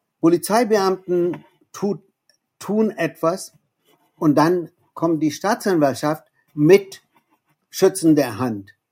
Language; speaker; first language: German; non-native, fluent; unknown